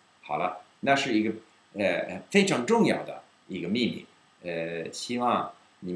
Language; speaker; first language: Chinese; non-native, fluent; English